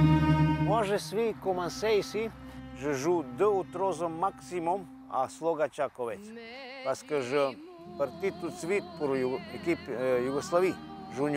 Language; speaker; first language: French; non-native, learner; Croatian